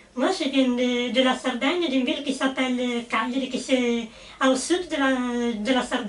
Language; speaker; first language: French; non-native, fluent; Italian